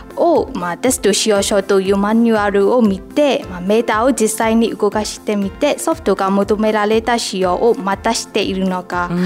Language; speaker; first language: Japanese; non-native, fluent; Burmese